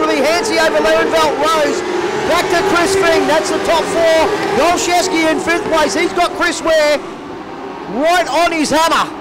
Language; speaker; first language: English; native; English